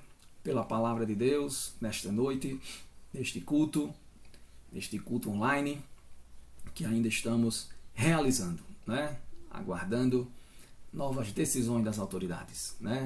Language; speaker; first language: Portuguese; native; Portuguese